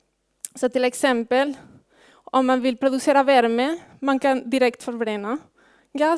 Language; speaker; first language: Swedish; non-native, fluent; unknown